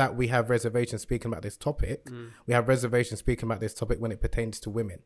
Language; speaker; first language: English; native; English